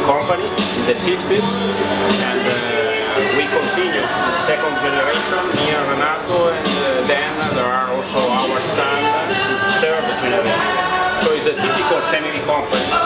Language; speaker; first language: English; non-native, fluent; Italian